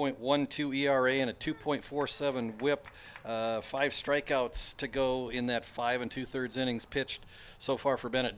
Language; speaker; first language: English; native; English